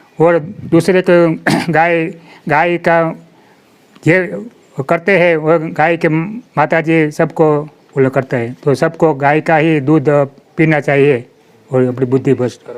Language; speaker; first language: Hindi; non-native, local second language; Gujarati